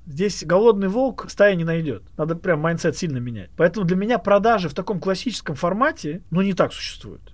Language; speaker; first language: Russian; native; Russian